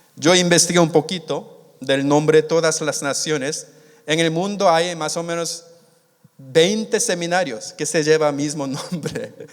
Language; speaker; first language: Spanish; non-native, fluent; Korean